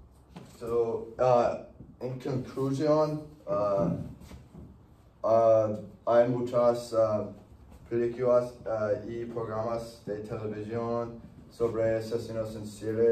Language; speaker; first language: Spanish; non-native, learner; English